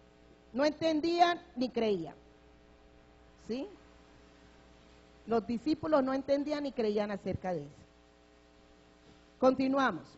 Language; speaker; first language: Spanish; native; Spanish